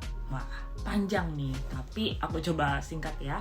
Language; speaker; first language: Indonesian; native; Indonesian